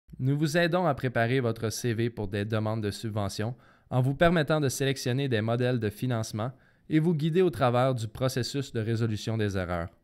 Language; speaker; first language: French; native; French